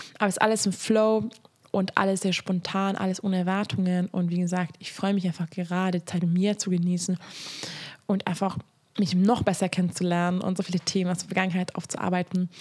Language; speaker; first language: German; non-native, fluent; Hungarian